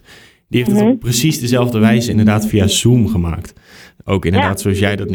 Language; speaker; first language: Dutch; native; Dutch